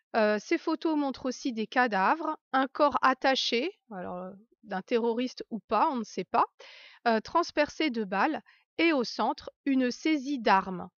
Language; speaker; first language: French; native; French